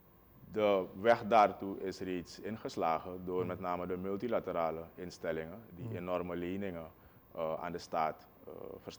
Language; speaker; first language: Dutch; native; Dutch